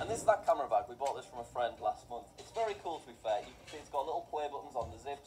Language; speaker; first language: English; native; English